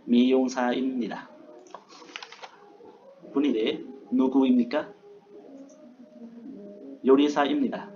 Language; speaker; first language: Korean; non-native, fluent; Lao